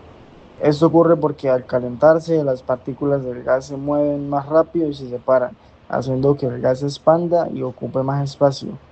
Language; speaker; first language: Spanish; native; Spanish